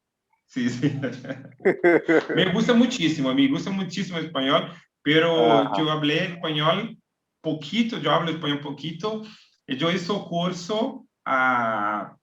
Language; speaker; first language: Spanish; non-native, learner; Portuguese